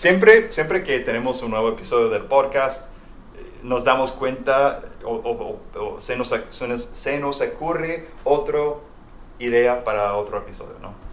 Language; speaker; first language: Spanish; non-native, fluent; English